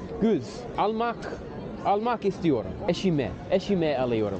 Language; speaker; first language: Turkish; non-native, learner; English